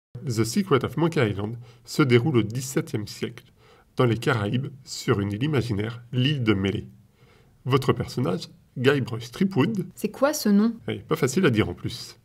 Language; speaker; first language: French; native; French